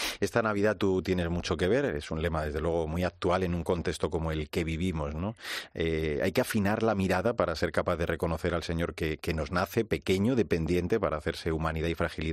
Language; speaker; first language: Spanish; native; Spanish